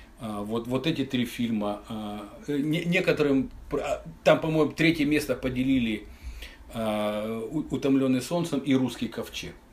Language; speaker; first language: Russian; native; Russian